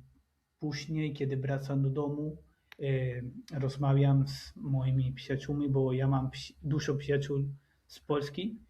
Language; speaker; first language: Polish; non-native, learner; Spanish